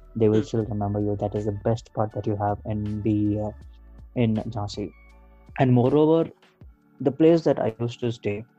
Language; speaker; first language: English; non-native, local second language; Hindi